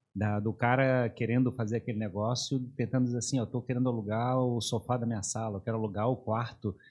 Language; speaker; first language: Portuguese; native; Portuguese